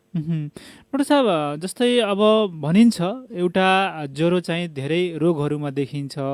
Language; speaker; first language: Nepali; non-native, local second language; Bhojpuri